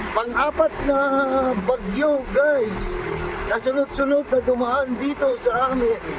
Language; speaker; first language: Filipino; non-native, local second language; Iloko